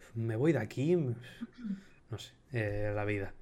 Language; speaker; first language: Spanish; non-native, local second language; Catalan